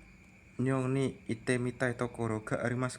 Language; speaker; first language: Japanese; non-native, fluent; Indonesian